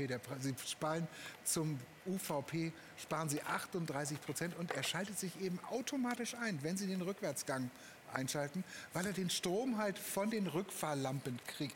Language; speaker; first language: German; native; German